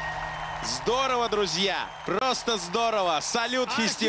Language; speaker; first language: Russian; native; Russian